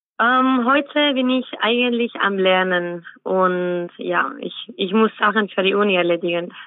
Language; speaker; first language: German; non-native, fluent; Spanish